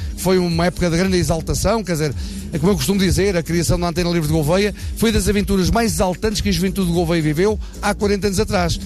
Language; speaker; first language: Portuguese; native; Portuguese